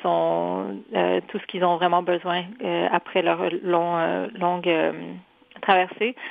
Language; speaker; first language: French; early bilingual, other home language; Polish